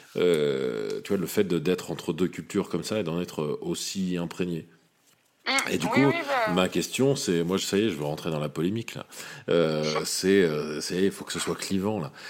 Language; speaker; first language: French; native; French